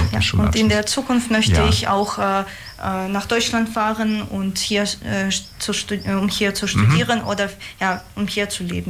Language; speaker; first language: German; non-native, fluent; Russian